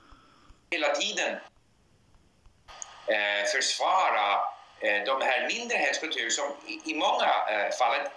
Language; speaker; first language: Swedish; non-native, fluent; English